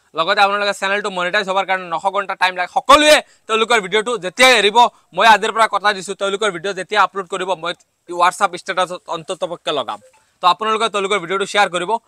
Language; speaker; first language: Assamese; native; Assamese